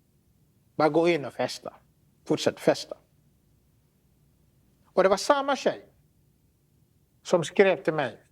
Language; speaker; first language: Swedish; non-native, fluent; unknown